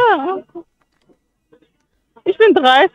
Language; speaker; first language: German; non-native, learner; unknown